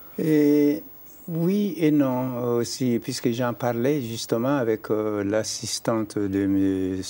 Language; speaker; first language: French; non-native, local second language; Mandingo